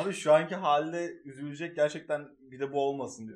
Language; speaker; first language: Turkish; native; Turkish